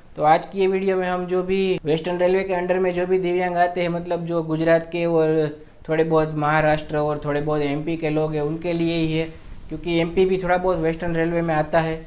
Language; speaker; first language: Hindi; non-native, local second language; Gujarati